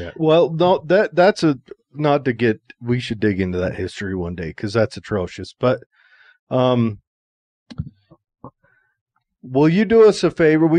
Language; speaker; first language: English; native; English